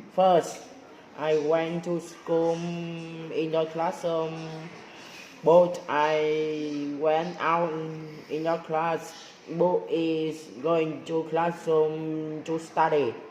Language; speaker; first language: English; non-native, learner; Vietnamese